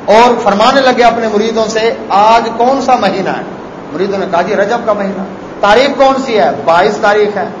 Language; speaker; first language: Urdu; non-native, local second language; Saraiki